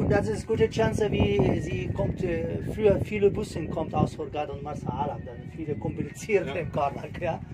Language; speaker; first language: German; non-native, learner; Arabic